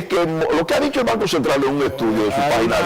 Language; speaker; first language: Spanish; native; Spanish